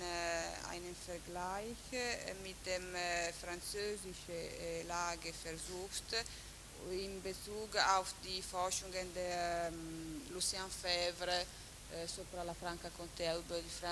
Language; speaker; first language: German; non-native, fluent; Italian